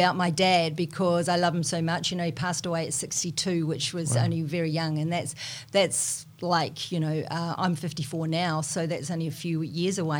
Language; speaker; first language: English; native; English